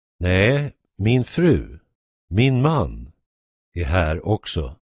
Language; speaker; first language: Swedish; non-native, fluent; Persian